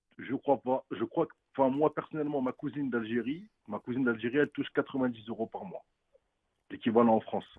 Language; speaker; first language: French; early bilingual, other home language; Kabyle